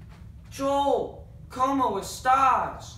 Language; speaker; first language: Spanish; non-native, learner; English